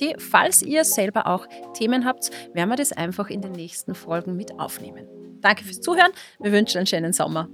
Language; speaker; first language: German; native; German